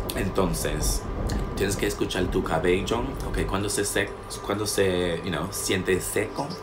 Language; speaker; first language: Spanish; non-native, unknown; English